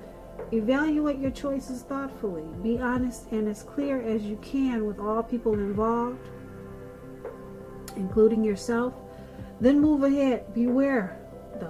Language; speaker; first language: English; native; English